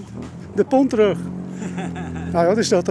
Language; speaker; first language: Dutch; native; Dutch